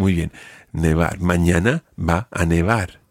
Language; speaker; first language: Spanish; non-native, fluent; English